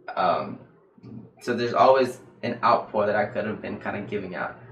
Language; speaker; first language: English; native; English